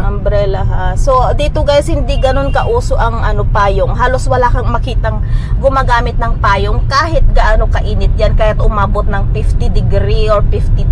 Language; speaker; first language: Filipino; native; Filipino